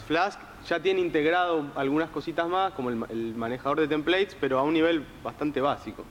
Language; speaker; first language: Spanish; native; Spanish